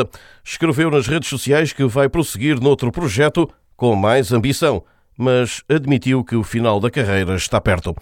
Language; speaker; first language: Portuguese; native; Portuguese